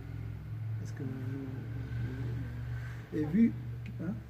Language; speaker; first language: French; non-native, local second language; Arabic